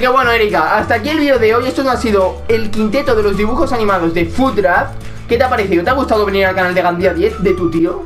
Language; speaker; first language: Spanish; native; Spanish